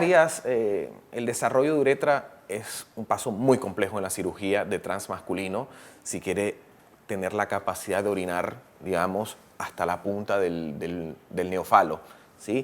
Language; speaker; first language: Spanish; native; Spanish